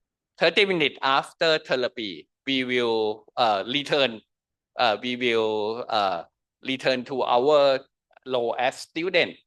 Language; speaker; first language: English; non-native, learner; Thai